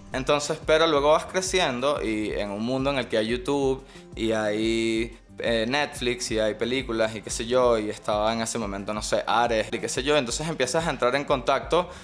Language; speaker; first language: Spanish; native; Spanish